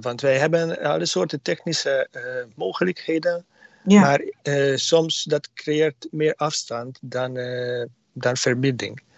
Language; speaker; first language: Dutch; non-native, learner; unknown